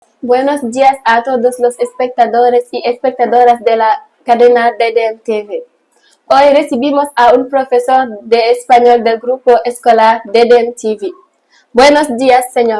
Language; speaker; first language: Spanish; non-native, fluent; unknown